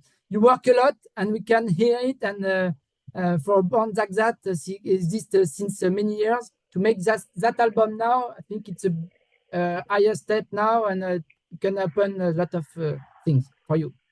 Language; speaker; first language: English; non-native, learner; French